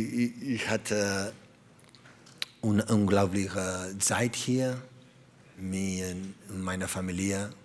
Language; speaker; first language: German; non-native, learner; Catalan